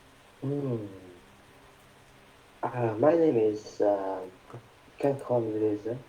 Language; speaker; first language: English; non-native, learner; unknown